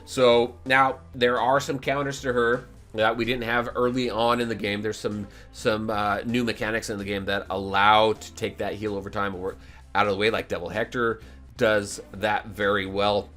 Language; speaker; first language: English; native; English